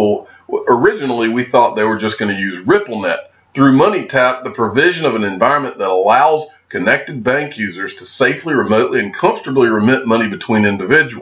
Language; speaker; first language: English; native; English